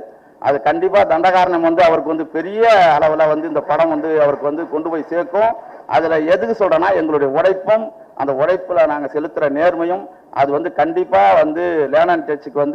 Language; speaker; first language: Tamil; native; Tamil